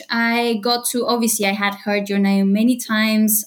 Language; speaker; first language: English; non-native, fluent; Bulgarian